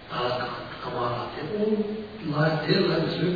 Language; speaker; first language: Russian; non-native, learner; Tibetan